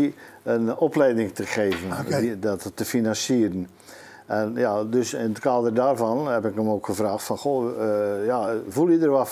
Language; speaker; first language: Dutch; native; Dutch